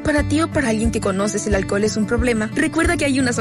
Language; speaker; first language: Spanish; native; Spanish